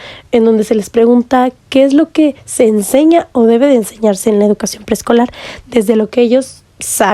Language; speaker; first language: Spanish; native; Spanish